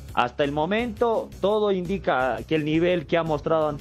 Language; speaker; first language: Spanish; native; Spanish